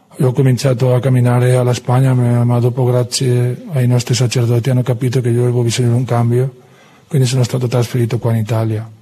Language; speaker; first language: Italian; non-native, fluent; Spanish